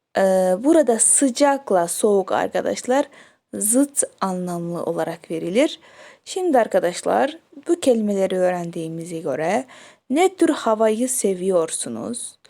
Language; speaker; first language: Turkish; non-native, fluent; Kyrgyz